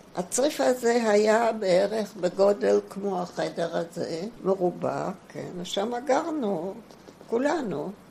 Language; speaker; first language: Hebrew; non-native, fluent; German